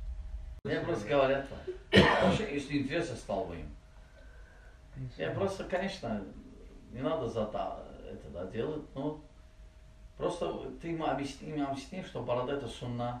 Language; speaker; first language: Russian; non-native, learner; Azerbaijani